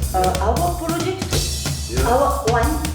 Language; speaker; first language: English; non-native, learner; French